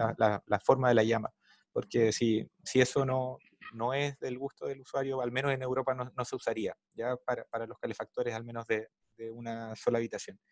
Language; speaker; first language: Spanish; native; Spanish